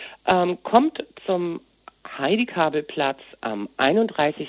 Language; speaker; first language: German; native; German